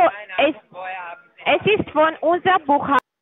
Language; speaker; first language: German; non-native, learner; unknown